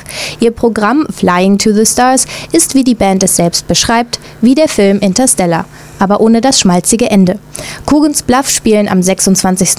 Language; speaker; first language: German; native; German